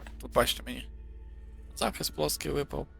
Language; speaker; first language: Ukrainian; native; Ukrainian